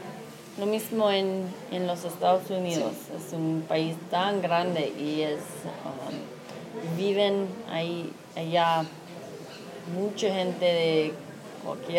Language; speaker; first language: Spanish; non-native, fluent; English